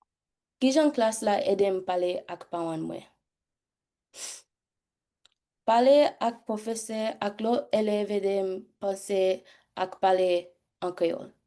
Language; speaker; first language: Haitian Creole; early bilingual, heritage; English